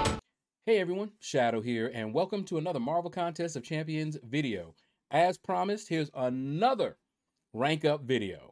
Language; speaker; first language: English; native; English